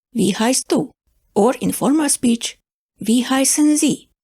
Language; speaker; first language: German; non-native, fluent; Hungarian